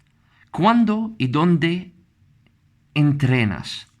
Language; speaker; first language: Spanish; non-native, fluent; Arabic